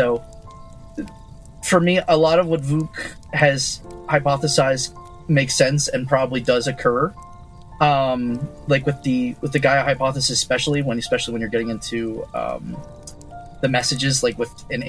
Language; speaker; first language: English; native; English